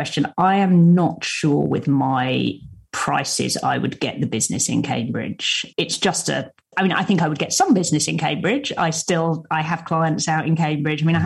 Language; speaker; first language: English; native; English